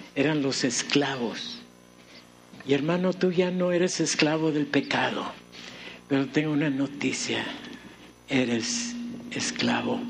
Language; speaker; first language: Spanish; native; Spanish